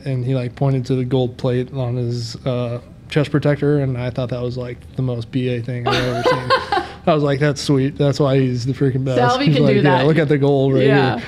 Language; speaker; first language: English; native; English